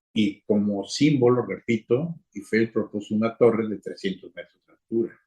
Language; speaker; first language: Spanish; native; Spanish